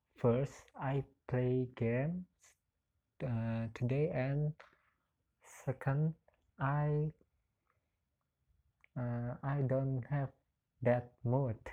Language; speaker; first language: English; non-native, learner; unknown